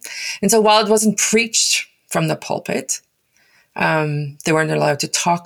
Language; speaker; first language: English; non-native, local second language; Afrikaans